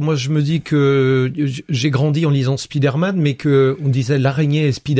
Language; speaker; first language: French; native; French